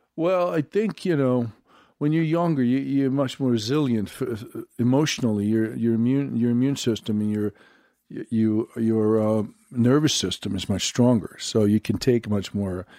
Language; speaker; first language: English; non-native, fluent; Swedish